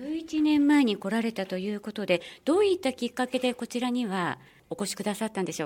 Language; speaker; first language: Japanese; native; Japanese